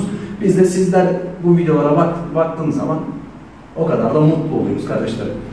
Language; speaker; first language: Turkish; native; Turkish